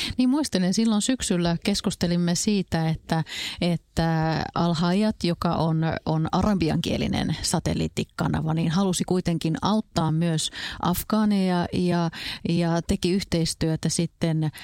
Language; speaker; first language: Finnish; native; Finnish